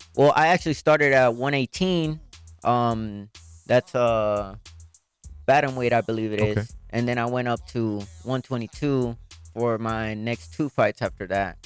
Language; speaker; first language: English; early bilingual, other home language; Spanish